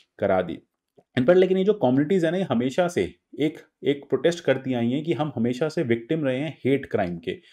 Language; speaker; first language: Hindi; native; Hindi